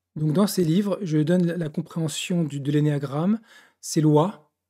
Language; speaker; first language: French; native; French